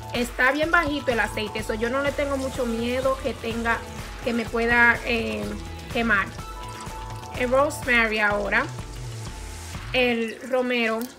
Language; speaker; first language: Spanish; early bilingual, heritage; Spanish